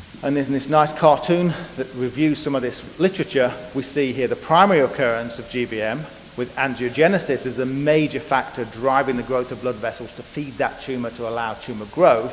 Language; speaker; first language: English; native; English